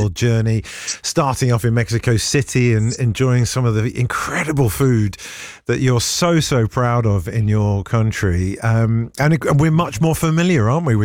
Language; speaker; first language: English; native; English